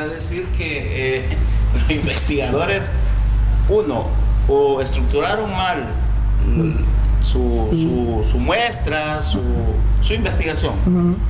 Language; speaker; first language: Spanish; native; Spanish